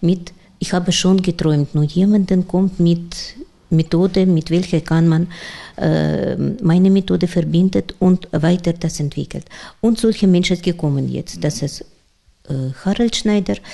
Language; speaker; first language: German; non-native, learner; Russian